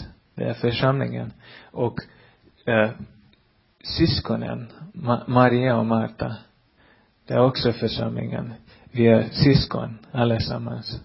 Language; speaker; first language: Swedish; non-native, fluent; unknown